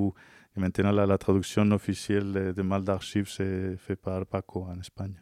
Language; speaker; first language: French; non-native, fluent; Spanish